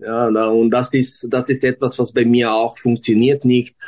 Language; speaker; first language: German; non-native, learner; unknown